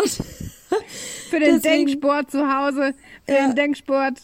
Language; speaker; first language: German; native; German